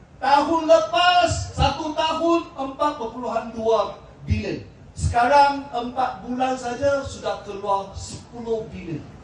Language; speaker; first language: Malay; non-native, local second language; Chinese